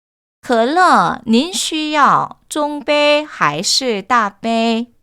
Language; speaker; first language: Chinese; non-native, fluent; Korean